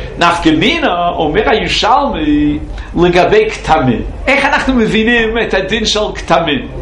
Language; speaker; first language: Hebrew; non-native, fluent; English